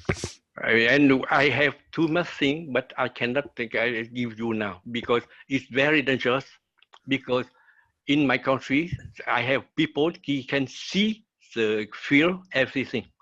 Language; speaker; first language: English; non-native, learner; Vietnamese